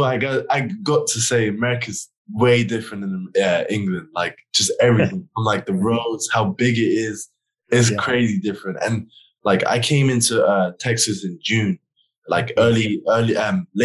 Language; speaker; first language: English; native; English